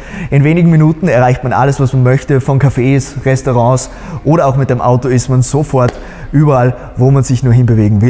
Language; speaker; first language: German; native; German